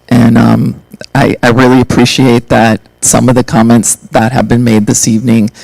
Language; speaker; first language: English; native; English